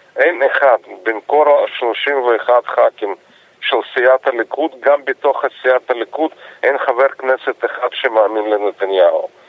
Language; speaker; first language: Hebrew; non-native, fluent; Russian